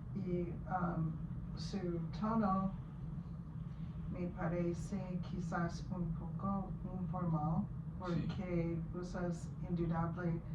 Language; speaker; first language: Spanish; non-native, learner; English